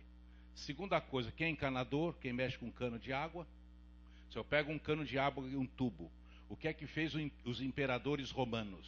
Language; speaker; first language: Portuguese; native; Portuguese